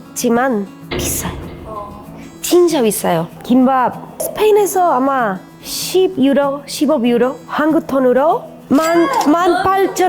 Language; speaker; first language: Korean; non-native, learner; Spanish